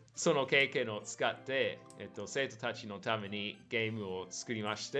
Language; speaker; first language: Japanese; non-native, learner; English